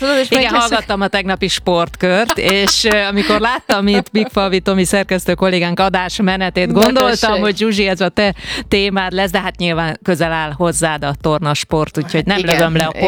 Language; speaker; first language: Hungarian; native; Hungarian